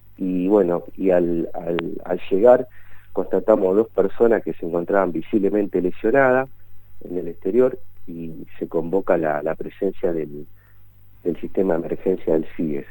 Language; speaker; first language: Spanish; native; Spanish